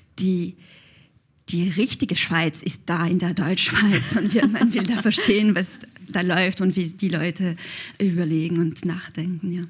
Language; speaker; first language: German; non-native, local second language; French